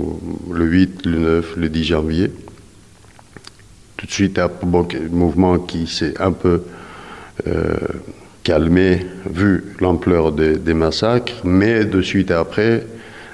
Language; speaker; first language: French; non-native, fluent; Persian